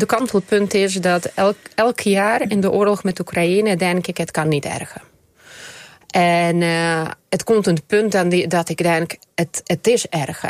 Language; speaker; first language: Dutch; non-native, fluent; Ukrainian